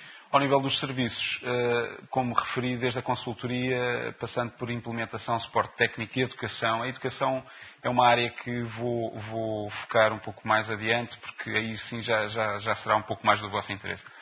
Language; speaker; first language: Portuguese; native; Portuguese